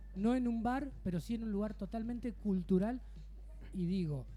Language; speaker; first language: Spanish; native; Spanish